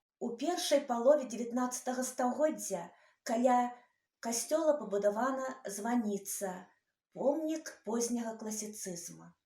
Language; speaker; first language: Belarusian; native; Belarusian